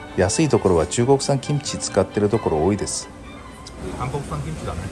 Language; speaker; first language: Japanese; non-native, fluent; Korean